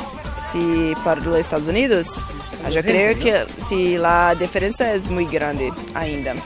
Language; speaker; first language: Spanish; non-native, learner; Portuguese